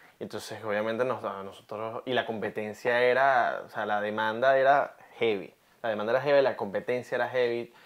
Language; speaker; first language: Spanish; native; Spanish